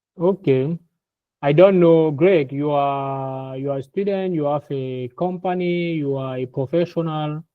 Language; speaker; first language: English; non-native, learner; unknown